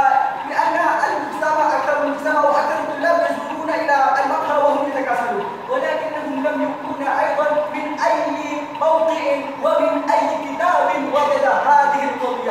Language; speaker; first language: Arabic; non-native, learner; Indonesian